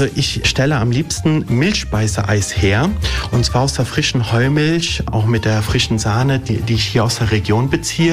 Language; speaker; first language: German; early bilingual, other home language; Italian